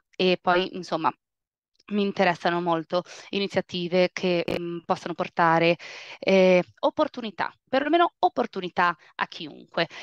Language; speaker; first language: Italian; native; Italian